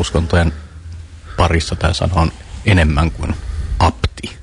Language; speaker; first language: Finnish; native; Finnish